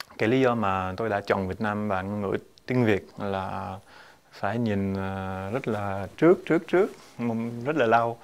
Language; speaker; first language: Vietnamese; non-native, learner; French